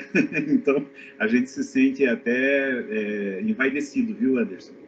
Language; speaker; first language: Portuguese; native; Portuguese